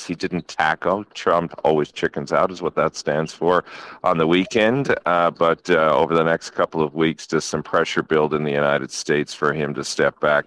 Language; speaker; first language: English; native; English